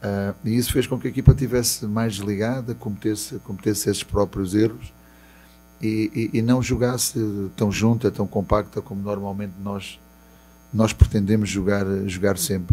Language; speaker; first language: Portuguese; native; Portuguese